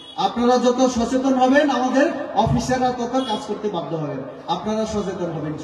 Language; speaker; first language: Bangla; non-native, local second language; Kok Borok